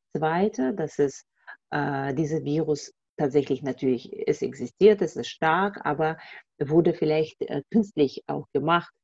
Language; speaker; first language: German; non-native, fluent; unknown